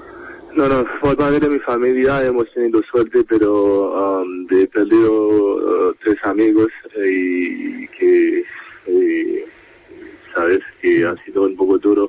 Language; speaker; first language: Spanish; non-native, fluent; Haitian Creole